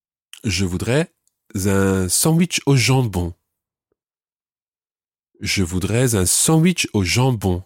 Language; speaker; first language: French; non-native, fluent; English